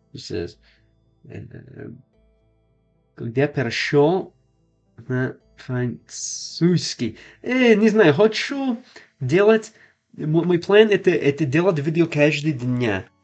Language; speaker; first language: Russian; non-native, learner; English